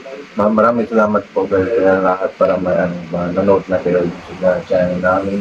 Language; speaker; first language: Filipino; non-native, learner; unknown